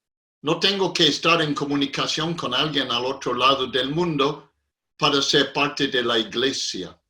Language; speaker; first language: Spanish; non-native, fluent; English